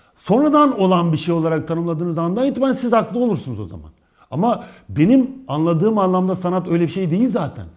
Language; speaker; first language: Turkish; native; Turkish